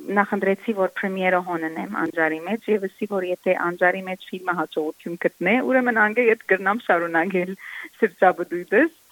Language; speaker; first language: Armenian; native; Armenian